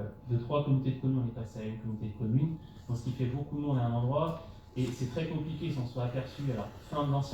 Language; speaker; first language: French; native; French